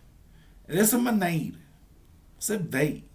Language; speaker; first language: Portuguese; non-native, learner; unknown